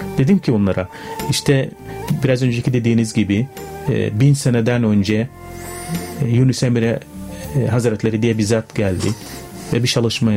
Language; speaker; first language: Turkish; non-native, fluent; Arabic